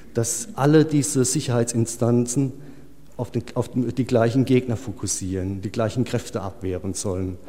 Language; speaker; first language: German; native; German